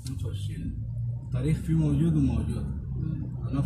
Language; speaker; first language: Arabic; non-native, learner; Hindi